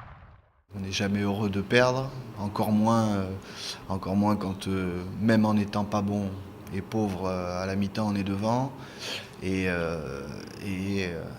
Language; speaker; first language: French; native; French